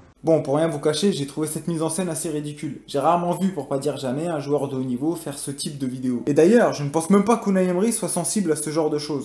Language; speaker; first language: French; native; French